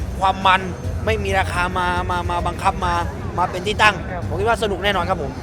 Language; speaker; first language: Thai; native; Thai